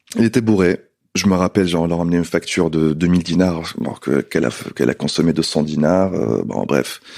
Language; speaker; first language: French; non-native, local second language; Arabic